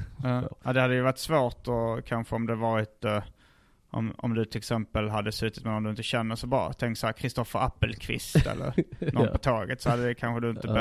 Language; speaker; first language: Swedish; native; Swedish